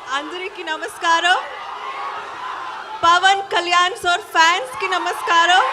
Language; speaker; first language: Telugu; non-native, learner; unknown